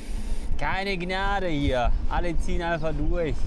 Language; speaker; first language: German; native; German